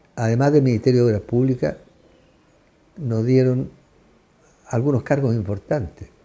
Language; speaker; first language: Spanish; native; Spanish